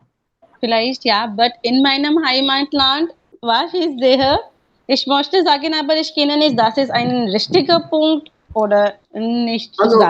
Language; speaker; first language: German; non-native, learner; Hindi